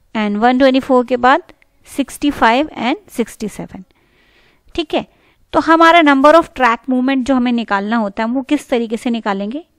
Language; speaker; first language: Hindi; native; Hindi